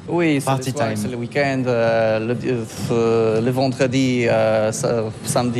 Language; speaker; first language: French; non-native, learner; Polish